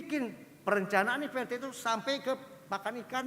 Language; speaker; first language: Indonesian; native; Indonesian